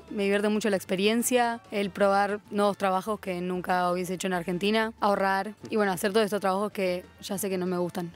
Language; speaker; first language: Spanish; native; Spanish